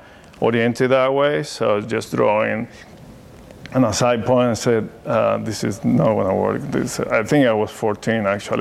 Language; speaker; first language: English; non-native, fluent; Spanish